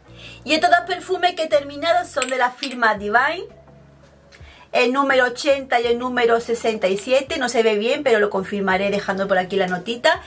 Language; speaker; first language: Spanish; native; Spanish